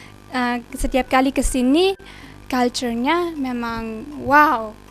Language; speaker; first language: Indonesian; early bilingual, heritage; German